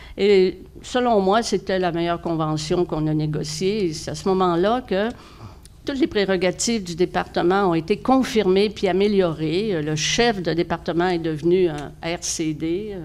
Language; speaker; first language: French; native; French